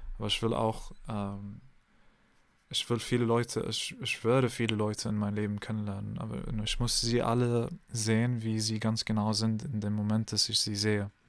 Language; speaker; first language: German; non-native, fluent; English